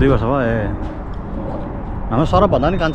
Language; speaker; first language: Nepali; native; Nepali